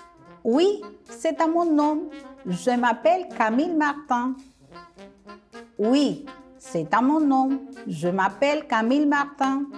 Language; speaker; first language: French; non-native, fluent; Spanish